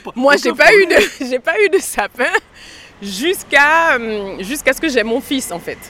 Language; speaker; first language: French; native; French